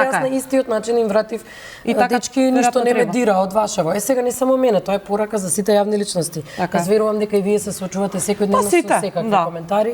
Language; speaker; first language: Macedonian; native; Macedonian